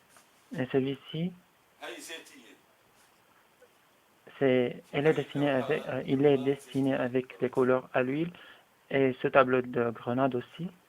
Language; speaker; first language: French; non-native, fluent; Arabic